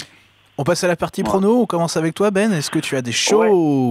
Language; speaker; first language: French; native; French